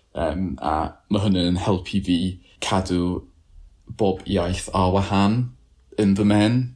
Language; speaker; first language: Welsh; non-native, learner; English